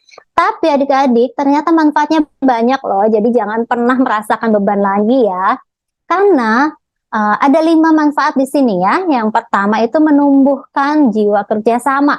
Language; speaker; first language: Indonesian; native; Indonesian